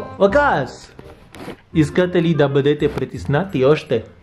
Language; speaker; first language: Bulgarian; non-native, learner; English